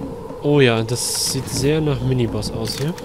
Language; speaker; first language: German; native; German